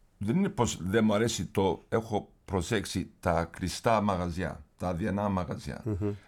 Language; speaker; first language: Greek; early bilingual, heritage; Greek